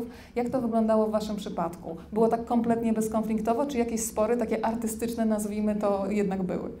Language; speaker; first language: Polish; native; Polish